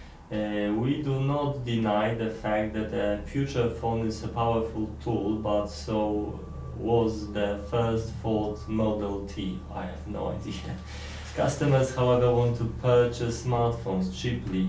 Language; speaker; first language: English; non-native, learner; Polish